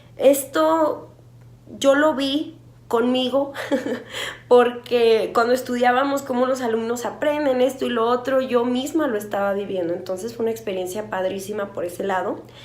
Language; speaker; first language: Spanish; native; Spanish